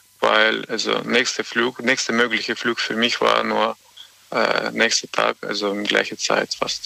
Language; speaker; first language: German; non-native, learner; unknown